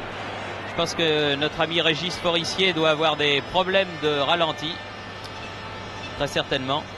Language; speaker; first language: French; native; French